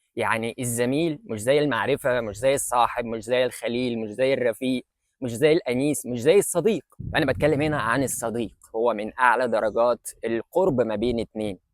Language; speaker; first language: Egyptian Arabic; non-native, fluent; Russian